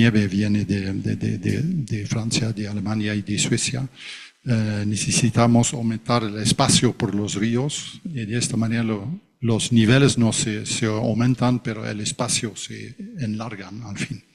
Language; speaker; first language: Spanish; non-native, fluent; Dutch